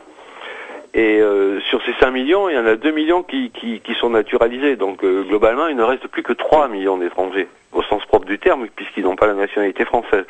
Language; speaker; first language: French; native; French